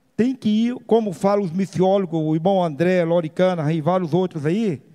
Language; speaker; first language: Portuguese; native; Portuguese